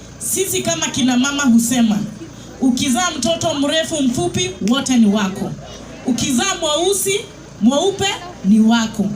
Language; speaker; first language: Swahili; non-native, local second language; Kikuyu